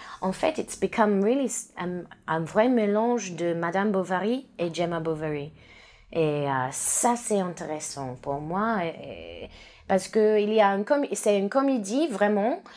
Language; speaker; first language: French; non-native, learner; English